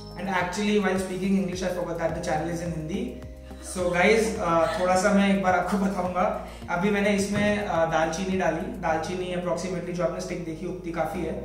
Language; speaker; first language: Hindi; native; Hindi